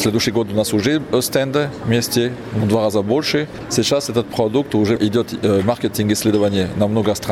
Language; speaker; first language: Russian; non-native, fluent; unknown